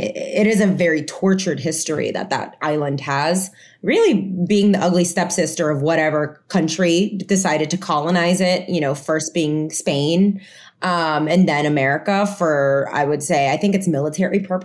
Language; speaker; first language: English; non-native, fluent; Spanish